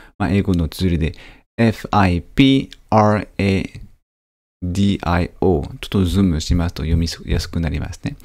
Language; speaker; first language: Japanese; non-native, fluent; French